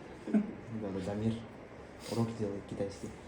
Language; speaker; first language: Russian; non-native, local second language; Uzbek